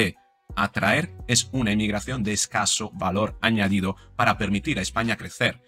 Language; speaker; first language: Spanish; native; Spanish